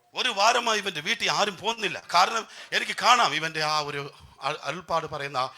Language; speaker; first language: Malayalam; non-native, local second language; Tamil